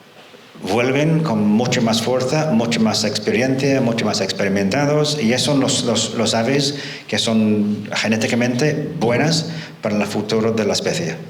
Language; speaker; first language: Spanish; non-native, fluent; English